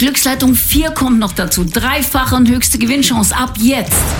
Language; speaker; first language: German; native; German